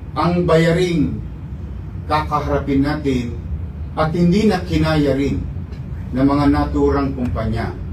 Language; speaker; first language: Filipino; native; Filipino